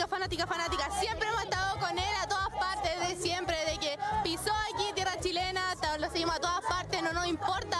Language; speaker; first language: Spanish; native; Spanish